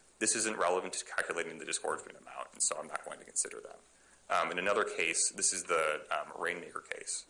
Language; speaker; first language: English; native; English